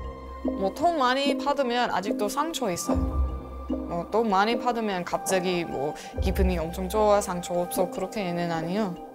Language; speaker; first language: Korean; non-native, learner; English